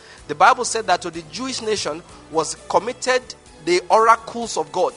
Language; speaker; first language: English; non-native, local second language; Igbo